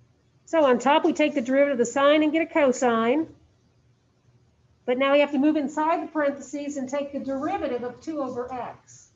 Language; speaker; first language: English; native; English